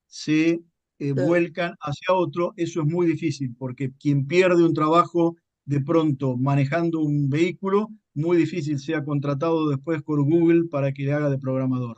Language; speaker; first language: Spanish; native; Spanish